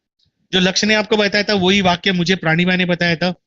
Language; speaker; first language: Hindi; native; Hindi